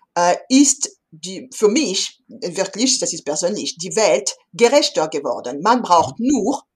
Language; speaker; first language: German; non-native, fluent; French